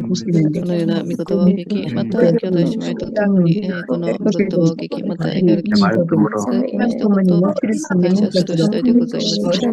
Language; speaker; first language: Japanese; native; Japanese